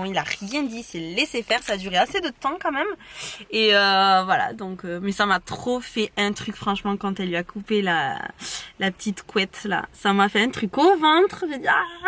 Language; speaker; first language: French; native; French